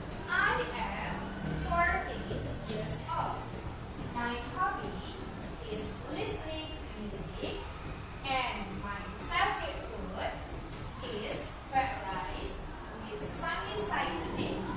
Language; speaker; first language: English; non-native, fluent; Indonesian